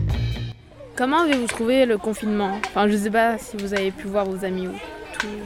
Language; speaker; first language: French; native; French